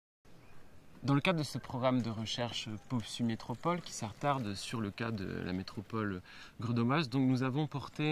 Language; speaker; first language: French; native; French